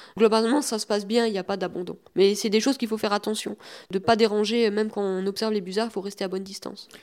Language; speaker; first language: French; native; French